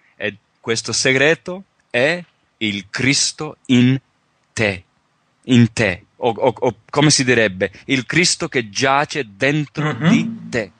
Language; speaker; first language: Italian; early bilingual, heritage; Italian